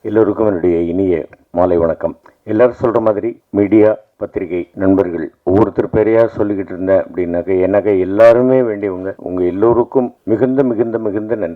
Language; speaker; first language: Tamil; native; Tamil